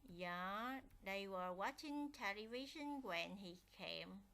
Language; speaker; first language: English; non-native, fluent; Vietnamese